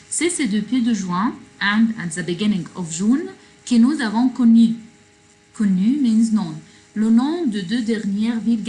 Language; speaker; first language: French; non-native, fluent; Arabic